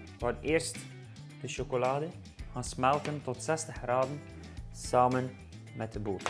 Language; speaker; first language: Dutch; native; Dutch